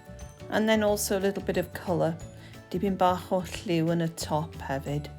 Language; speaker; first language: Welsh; non-native, local second language; English